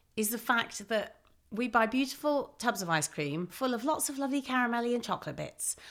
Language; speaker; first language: English; native; English